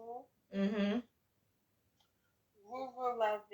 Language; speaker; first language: French; non-native, learner; English